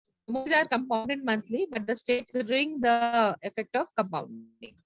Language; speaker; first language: English; non-native, local second language; Hindi